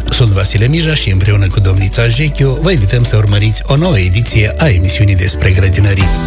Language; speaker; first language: Romanian; native; Romanian